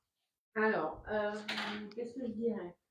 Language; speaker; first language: French; native; French